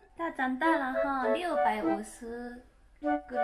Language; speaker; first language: Chinese; non-native, fluent; Japanese